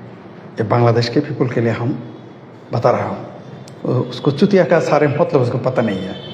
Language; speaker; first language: Hindi; non-native, fluent; Bangla